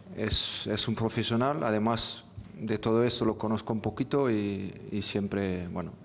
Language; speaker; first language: Spanish; non-native, fluent; French